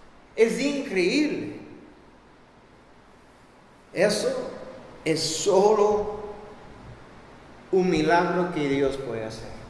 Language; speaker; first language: Spanish; non-native, fluent; English